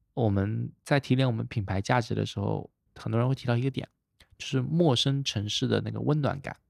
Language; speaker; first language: Chinese; native; Chinese